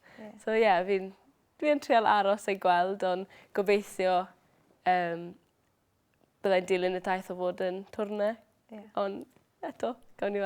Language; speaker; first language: Welsh; native; Welsh